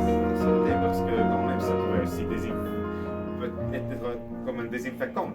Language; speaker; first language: French; non-native, fluent; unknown